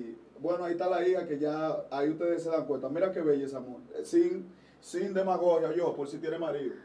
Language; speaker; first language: Spanish; native; Spanish